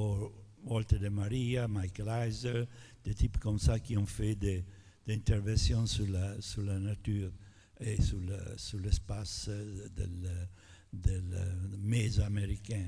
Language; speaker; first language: French; non-native, fluent; Italian